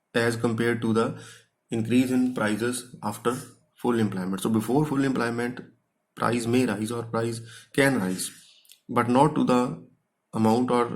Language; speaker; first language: English; non-native, local second language; Punjabi